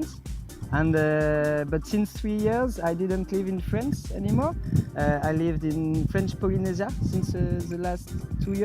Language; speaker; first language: English; non-native, fluent; French